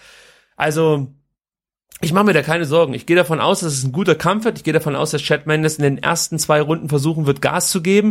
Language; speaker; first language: German; native; German